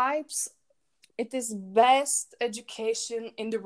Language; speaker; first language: English; non-native, learner; Czech